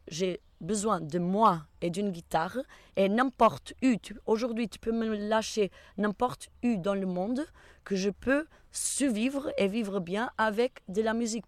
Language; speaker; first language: French; non-native, fluent; Portuguese